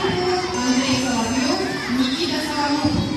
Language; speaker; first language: Russian; native; Russian